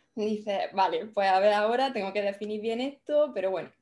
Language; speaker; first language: Spanish; native; Spanish